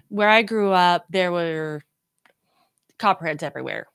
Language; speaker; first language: English; native; English